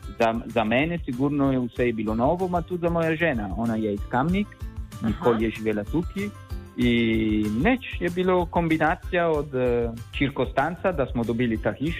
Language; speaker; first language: Slovenian; non-native, learner; Italian